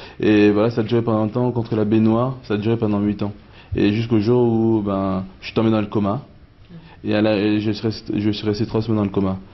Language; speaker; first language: French; early bilingual, other home language; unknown